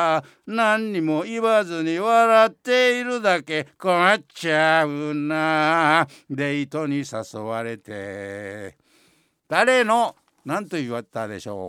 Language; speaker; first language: Japanese; native; Japanese